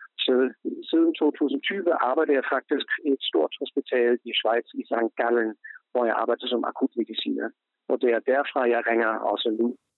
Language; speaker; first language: Danish; early bilingual, other home language; German